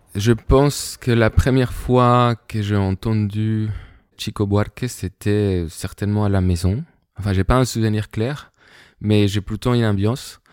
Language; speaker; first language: French; non-native, fluent; Spanish